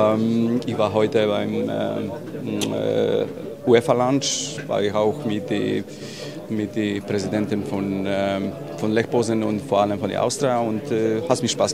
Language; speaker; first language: German; non-native, fluent; Polish